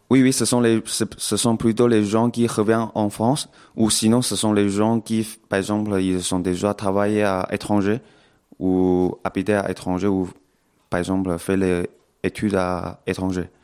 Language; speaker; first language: French; non-native, fluent; Chinese